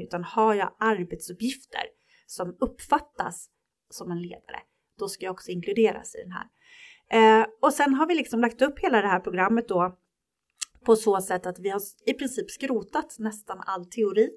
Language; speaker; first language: Swedish; native; Swedish